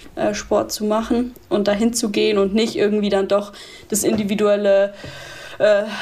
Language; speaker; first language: German; native; German